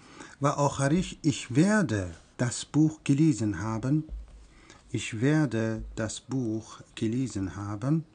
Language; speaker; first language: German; non-native, fluent; Persian